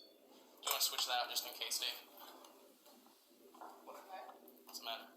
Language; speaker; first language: English; native; English